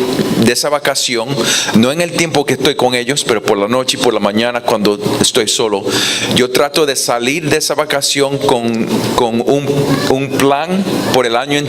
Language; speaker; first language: Spanish; non-native, fluent; English